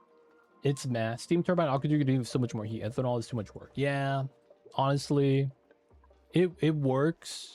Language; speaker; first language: English; native; English